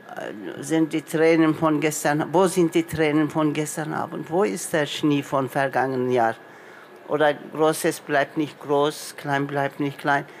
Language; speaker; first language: German; non-native, fluent; Turkish